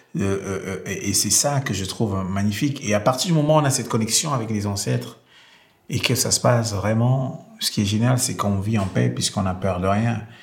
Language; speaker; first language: French; non-native, local second language; Basaa